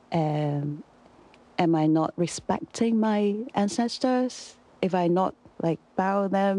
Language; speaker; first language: English; non-native, local second language; Cantonese